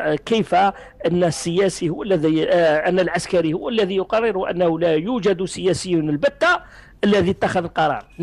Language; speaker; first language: Arabic; native; Arabic